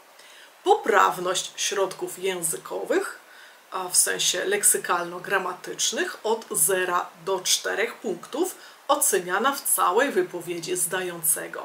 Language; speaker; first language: Polish; native; Polish